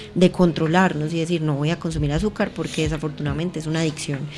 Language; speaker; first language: Spanish; native; Spanish